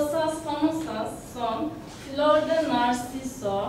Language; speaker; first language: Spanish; non-native, learner; Turkish